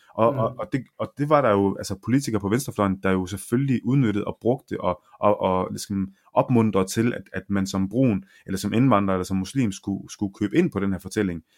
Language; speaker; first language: Danish; early bilingual, other home language; Arabic